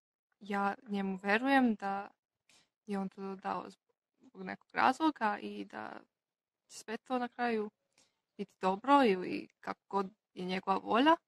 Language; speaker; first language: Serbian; non-native, local second language; Slovak